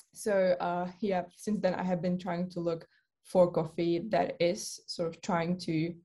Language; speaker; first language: English; non-native, fluent; Czech